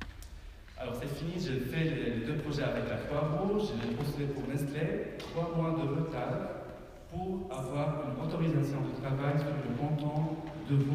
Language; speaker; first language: French; non-native, fluent; Arabic